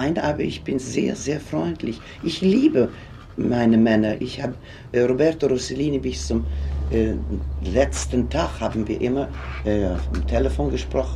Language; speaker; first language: German; non-native, fluent; Swedish